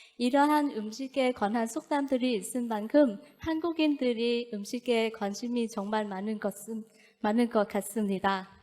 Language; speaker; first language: Korean; non-native, fluent; Vietnamese